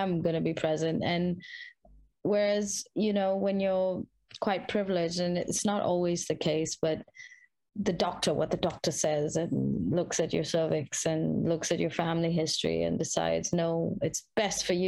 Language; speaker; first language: English; non-native, local second language; Hindi